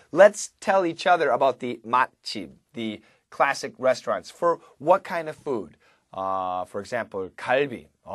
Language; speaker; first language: English; native; English